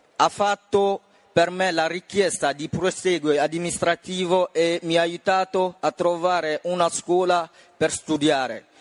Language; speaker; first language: Italian; non-native, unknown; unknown